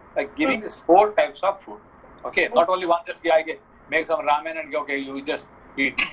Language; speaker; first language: English; non-native, local second language; Nepali